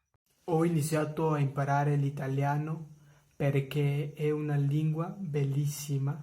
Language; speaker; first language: Italian; non-native, learner; English